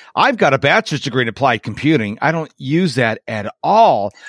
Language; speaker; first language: English; native; English